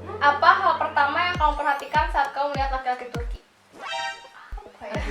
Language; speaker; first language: Indonesian; native; Indonesian